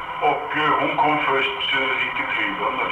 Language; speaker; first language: Swedish; non-native, fluent; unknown